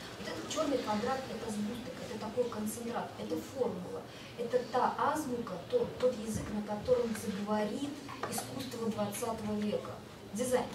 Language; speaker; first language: Russian; native; Russian